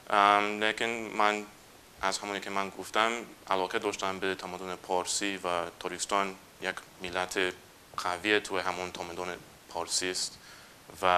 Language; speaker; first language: Persian; non-native, fluent; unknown